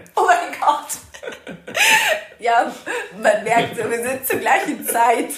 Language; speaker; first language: German; early bilingual, other home language; Persian